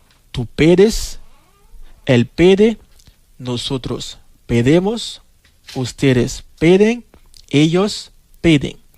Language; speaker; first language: Spanish; non-native, fluent; Haitian Creole